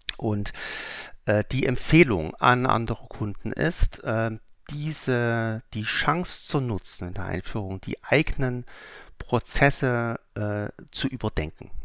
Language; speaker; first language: German; native; German